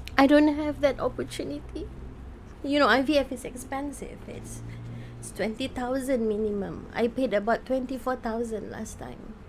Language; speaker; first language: English; non-native, local second language; Malay